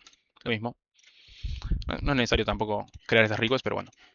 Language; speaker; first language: Spanish; native; Spanish